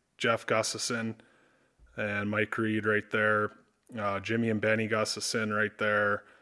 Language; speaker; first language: English; native; English